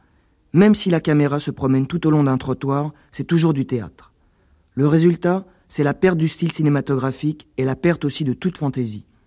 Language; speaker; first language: French; native; French